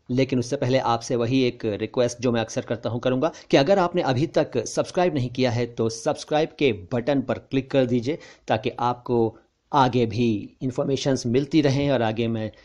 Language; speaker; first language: Urdu; native; Urdu